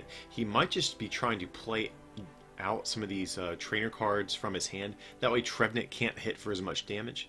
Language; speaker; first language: English; native; English